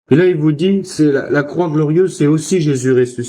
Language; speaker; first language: French; native; French